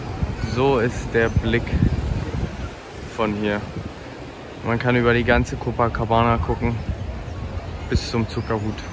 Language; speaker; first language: German; native; German